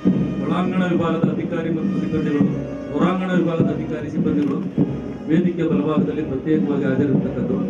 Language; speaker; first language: Kannada; native; Kannada